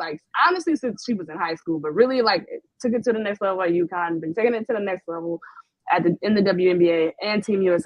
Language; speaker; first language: English; native; English